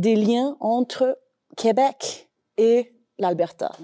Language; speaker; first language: French; non-native, fluent; Spanish